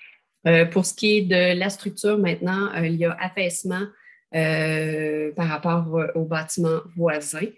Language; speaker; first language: French; native; French